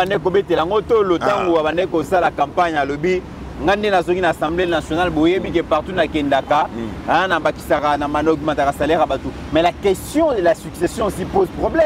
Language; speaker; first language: French; non-native, local second language; Lingala